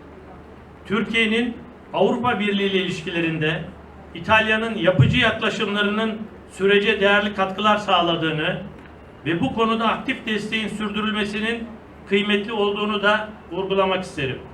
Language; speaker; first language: Turkish; native; Turkish